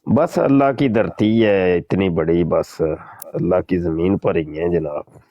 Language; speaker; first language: Urdu; non-native, local second language; Punjabi